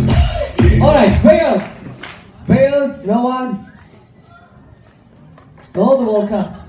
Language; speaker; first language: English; non-native, fluent; Turkish